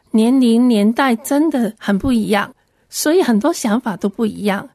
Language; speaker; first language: Chinese; non-native, local second language; Cantonese